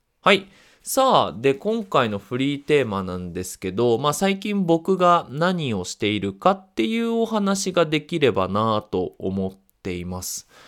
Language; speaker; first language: Japanese; native; Japanese